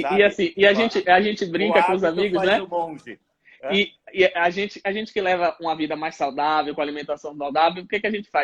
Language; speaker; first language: Portuguese; native; Portuguese